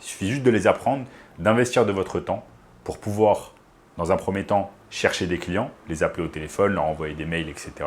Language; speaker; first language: French; native; French